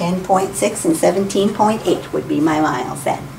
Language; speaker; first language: English; native; English